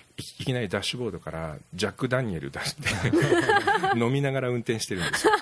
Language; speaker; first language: Japanese; native; Japanese